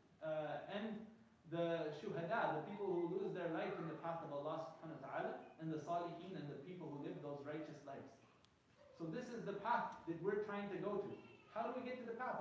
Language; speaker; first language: English; native; English